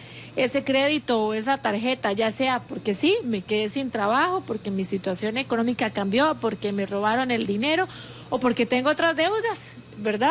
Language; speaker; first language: Spanish; native; Spanish